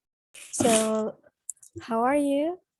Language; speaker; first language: English; non-native, learner; Indonesian